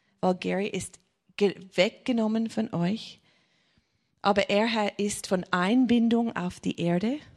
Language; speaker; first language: German; non-native, fluent; English